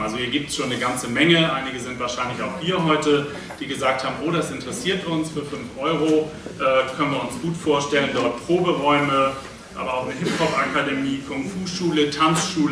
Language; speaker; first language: German; native; German